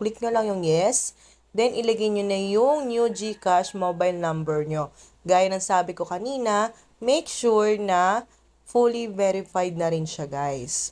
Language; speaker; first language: Filipino; native; Filipino